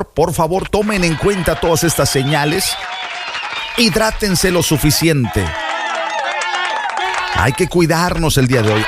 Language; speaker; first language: Spanish; native; Spanish